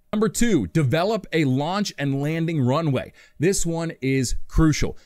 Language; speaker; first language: English; native; English